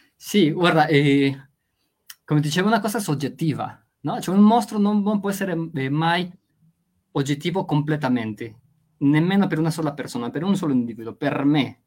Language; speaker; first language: Italian; non-native, fluent; Spanish